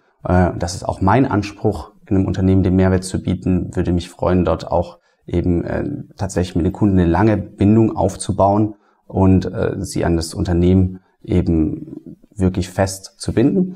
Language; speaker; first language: German; native; German